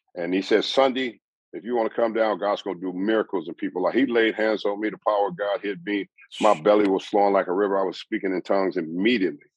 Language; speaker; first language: English; native; English